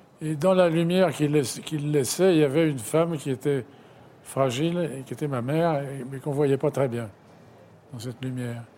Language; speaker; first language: French; native; French